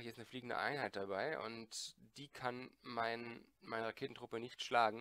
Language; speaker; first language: German; native; German